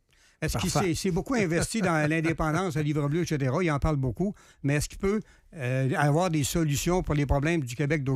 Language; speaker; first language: French; native; French